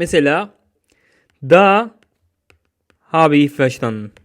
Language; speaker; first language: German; non-native, fluent; Turkish